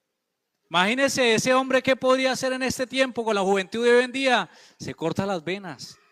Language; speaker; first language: Spanish; native; Spanish